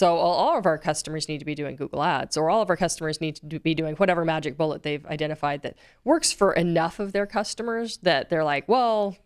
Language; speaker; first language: English; native; English